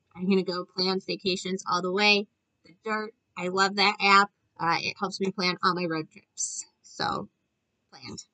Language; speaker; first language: English; native; English